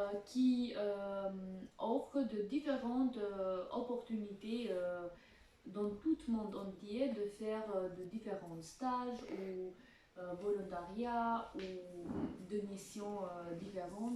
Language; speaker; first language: French; non-native, fluent; Albanian